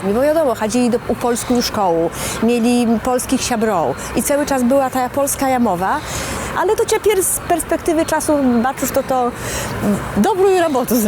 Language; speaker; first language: Polish; non-native, local second language; Belarusian